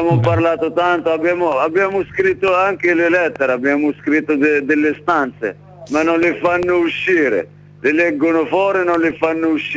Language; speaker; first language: Italian; non-native, learner; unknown